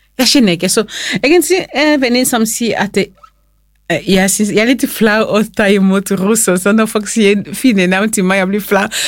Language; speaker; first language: Norwegian; non-native, fluent; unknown